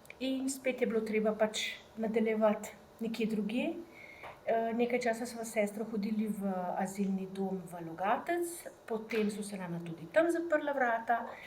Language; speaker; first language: Slovenian; native; Slovenian